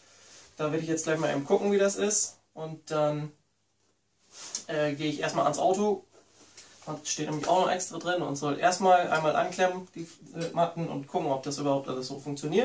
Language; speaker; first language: German; native; German